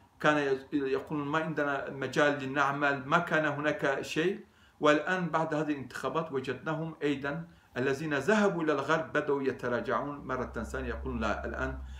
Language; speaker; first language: Arabic; non-native, fluent; Turkish